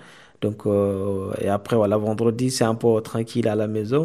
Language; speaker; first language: French; non-native, learner; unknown